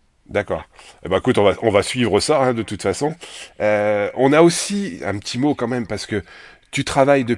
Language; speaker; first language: French; native; French